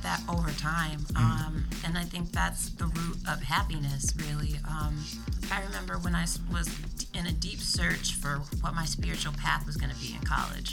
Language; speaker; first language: English; native; English